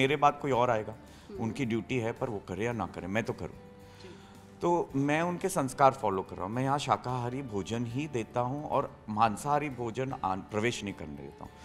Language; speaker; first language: Hindi; native; Hindi